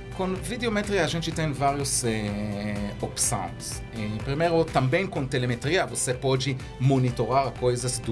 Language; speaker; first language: Portuguese; non-native, learner; Hebrew